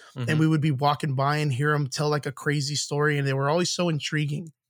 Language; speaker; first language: English; native; English